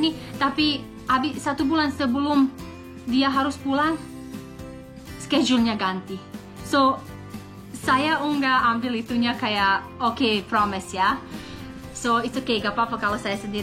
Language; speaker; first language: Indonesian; non-native, learner; English